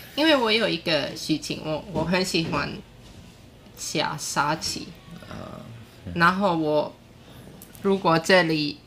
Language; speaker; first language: Chinese; non-native, learner; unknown